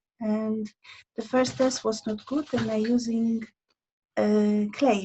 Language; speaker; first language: English; non-native, learner; Polish